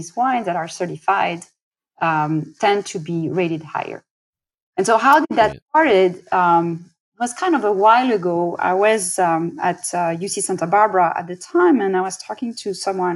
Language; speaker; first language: English; non-native, fluent; French